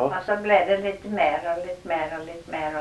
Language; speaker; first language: Norwegian; early bilingual, heritage; Norwegian